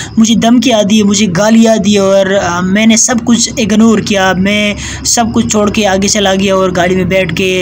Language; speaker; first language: Urdu; non-native, local second language; Pashto